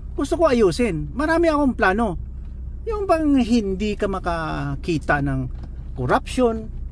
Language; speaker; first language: Filipino; non-native, local second language; Cebuano